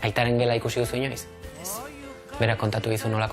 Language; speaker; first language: Basque; native; Basque